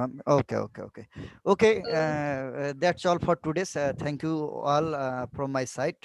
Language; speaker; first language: English; non-native, learner; Bangla